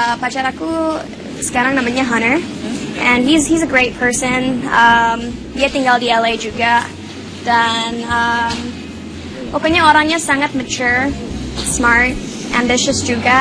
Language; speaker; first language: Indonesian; non-native, local second language; English